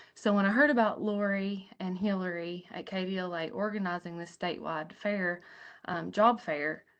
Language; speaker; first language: English; native; English